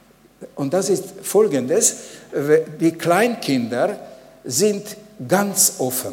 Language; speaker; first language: German; non-native, fluent; Hungarian